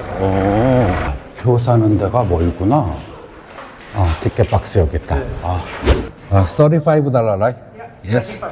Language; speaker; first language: Korean; native; Korean